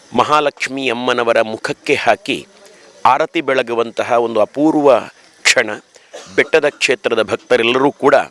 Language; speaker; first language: Kannada; native; Kannada